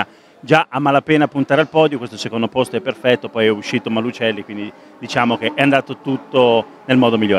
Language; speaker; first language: Italian; native; Italian